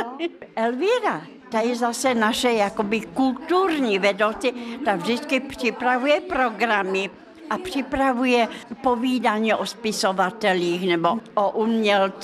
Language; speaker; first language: Czech; non-native, fluent; Russian